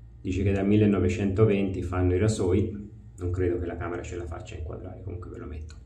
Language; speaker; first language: Italian; native; Italian